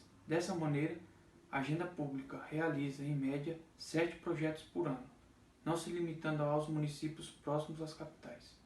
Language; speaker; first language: Portuguese; native; Portuguese